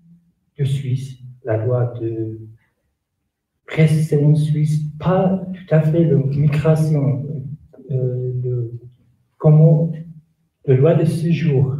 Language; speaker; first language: French; non-native, learner; Kurdish